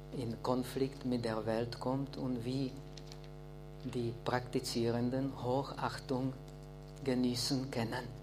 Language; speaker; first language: German; non-native, fluent; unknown